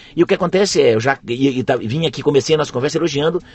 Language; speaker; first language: Portuguese; native; Portuguese